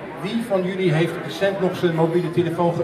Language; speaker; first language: Dutch; native; Dutch